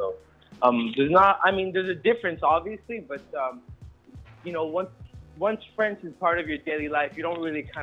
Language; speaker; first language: English; native; English